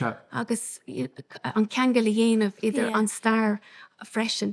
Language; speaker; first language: Irish; non-native, local second language; English